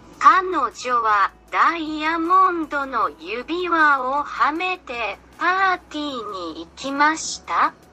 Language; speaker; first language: Japanese; non-native, learner; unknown